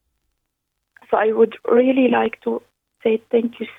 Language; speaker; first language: English; non-native, learner; Arabic